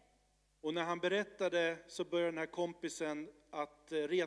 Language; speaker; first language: Swedish; early bilingual, other home language; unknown